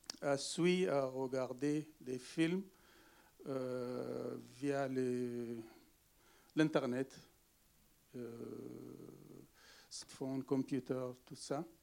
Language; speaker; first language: French; non-native, learner; Arabic